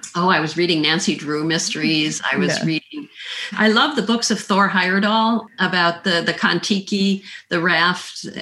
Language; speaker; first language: English; native; English